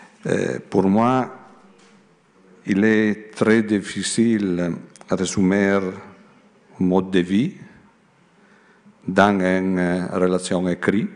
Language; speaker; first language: French; non-native, learner; Italian